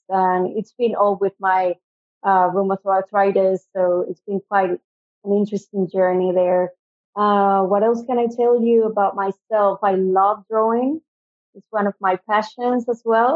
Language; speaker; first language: English; non-native, fluent; Spanish